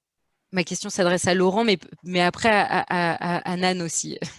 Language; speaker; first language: French; native; French